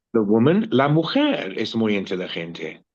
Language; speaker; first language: Spanish; non-native, learner; English